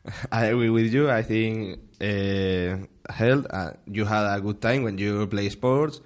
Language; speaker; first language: English; non-native, learner; Spanish